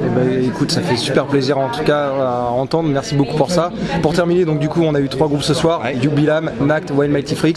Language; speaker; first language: French; native; French